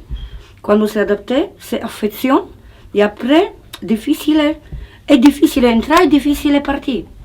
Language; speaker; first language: Italian; non-native, learner; Polish